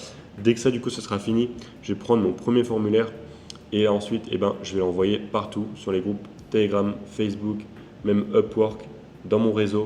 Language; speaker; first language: French; native; French